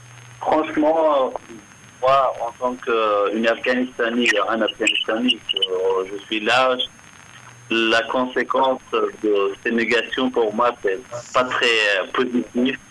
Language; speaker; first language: French; non-native, fluent; Persian